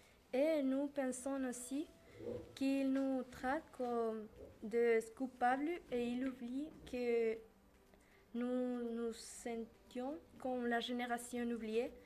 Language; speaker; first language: French; non-native, learner; Spanish